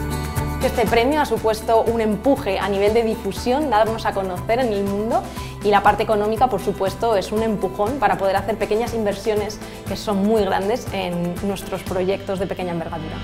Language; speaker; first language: Spanish; native; Spanish